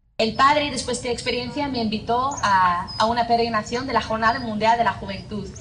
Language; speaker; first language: Spanish; non-native, fluent; English